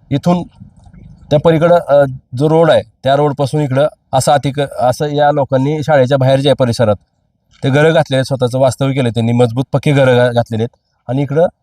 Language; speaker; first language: Marathi; native; Marathi